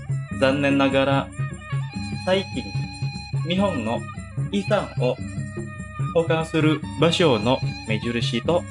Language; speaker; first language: Japanese; non-native, fluent; Indonesian